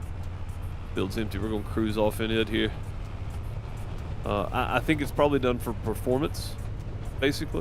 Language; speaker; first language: English; native; English